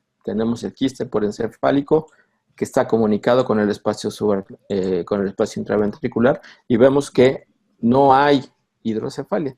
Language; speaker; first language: Spanish; native; Spanish